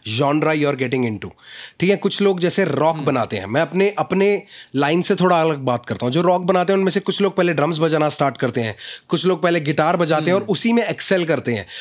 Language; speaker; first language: Hindi; native; Hindi